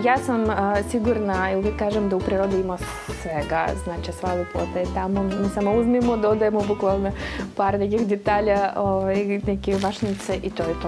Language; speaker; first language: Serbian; non-native, fluent; Russian